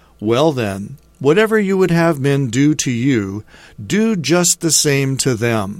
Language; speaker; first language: English; native; English